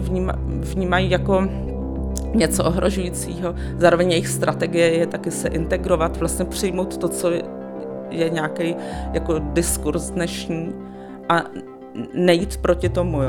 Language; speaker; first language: Czech; native; Czech